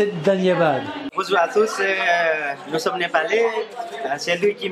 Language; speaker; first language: French; non-native, learner; Nepali